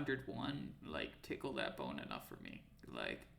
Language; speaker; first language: English; native; English